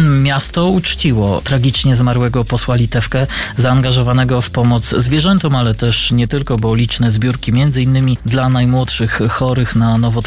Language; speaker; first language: Polish; native; Polish